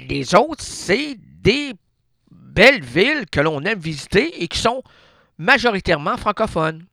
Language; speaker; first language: French; native; French